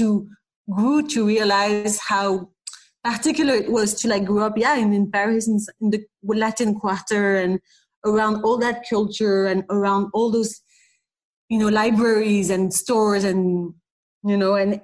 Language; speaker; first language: English; non-native, fluent; French